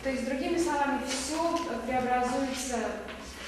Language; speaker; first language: Russian; native; Russian